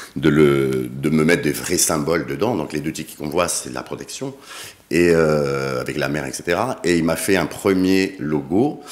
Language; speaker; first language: French; native; French